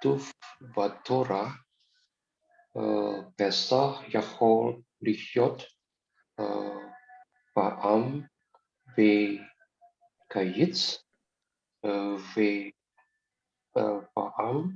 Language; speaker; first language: Hebrew; non-native, learner; Indonesian